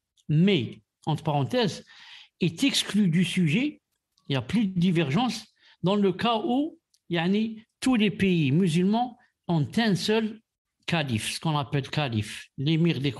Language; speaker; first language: French; non-native, local second language; Arabic